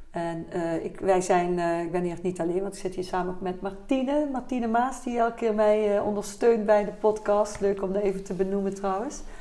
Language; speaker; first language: Dutch; native; Dutch